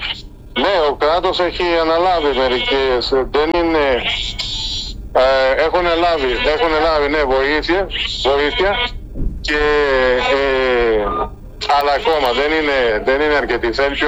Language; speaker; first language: Greek; early bilingual, heritage; Spanish